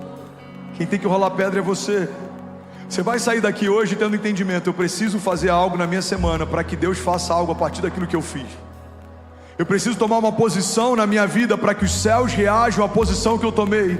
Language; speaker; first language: Portuguese; native; Portuguese